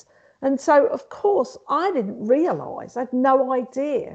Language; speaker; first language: English; native; English